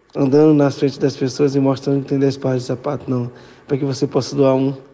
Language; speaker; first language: Portuguese; native; Portuguese